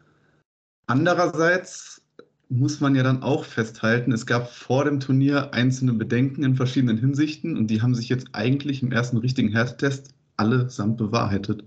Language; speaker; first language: German; native; German